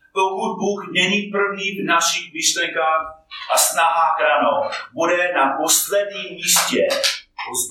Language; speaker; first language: Czech; non-native, fluent; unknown